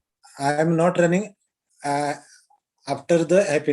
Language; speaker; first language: English; non-native, learner; Marathi